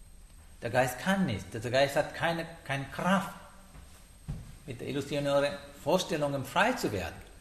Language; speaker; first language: German; non-native, learner; Sinhala